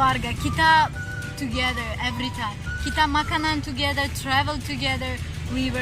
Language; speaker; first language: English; non-native, fluent; Tajik